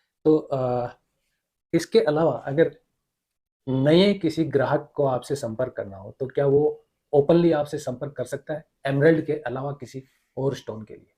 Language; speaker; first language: Hindi; native; Hindi